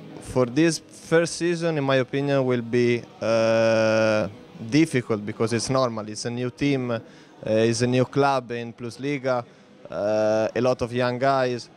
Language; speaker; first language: English; non-native, fluent; Italian